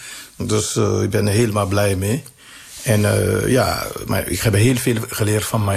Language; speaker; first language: Dutch; non-native, learner; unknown